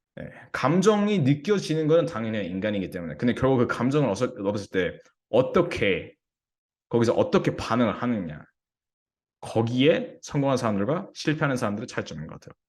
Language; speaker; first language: Korean; early bilingual, heritage; English